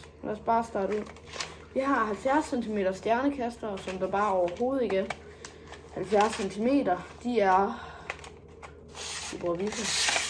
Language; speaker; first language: Danish; native; Danish